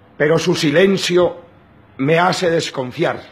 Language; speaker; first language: Spanish; native; Spanish